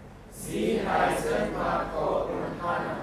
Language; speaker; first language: German; non-native, learner; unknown